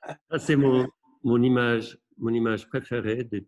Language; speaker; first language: French; non-native, local second language; German